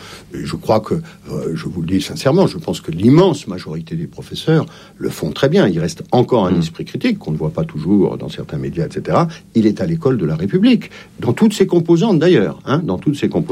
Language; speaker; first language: French; native; French